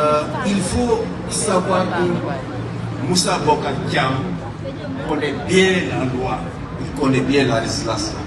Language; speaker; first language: French; non-native, local second language; Wolof